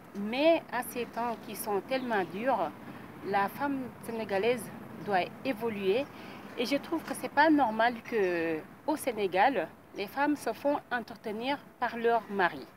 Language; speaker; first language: French; non-native, local second language; Wolof